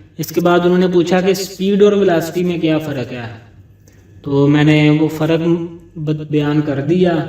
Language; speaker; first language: Urdu; non-native, local second language; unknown